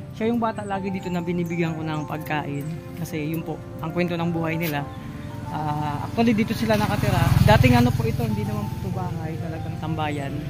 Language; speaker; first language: Filipino; non-native, local second language; Bikol